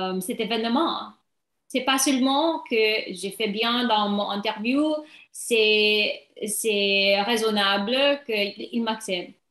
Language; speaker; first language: French; non-native, learner; English